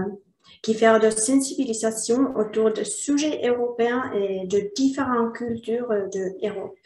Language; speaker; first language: French; non-native, learner; Finnish